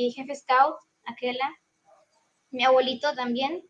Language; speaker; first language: Spanish; native; Spanish